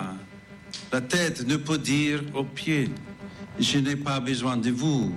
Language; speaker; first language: French; non-native, fluent; English